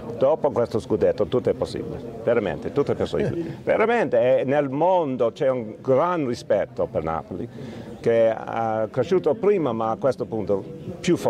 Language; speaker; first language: Italian; non-native, learner; English